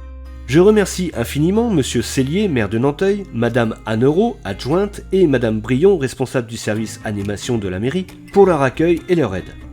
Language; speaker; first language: French; native; French